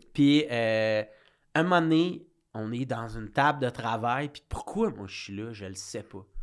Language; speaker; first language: French; native; French